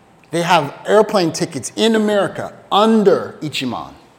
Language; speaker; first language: English; native; English